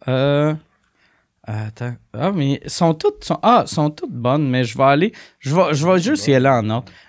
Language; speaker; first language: French; native; French